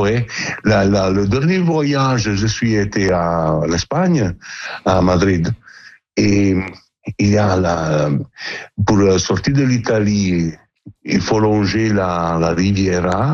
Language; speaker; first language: French; non-native, learner; Italian